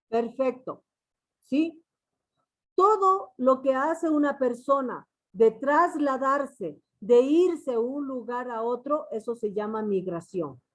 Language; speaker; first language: Spanish; native; Spanish